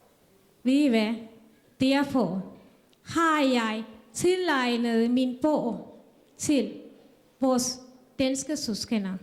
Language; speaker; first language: Danish; non-native, fluent; Tamil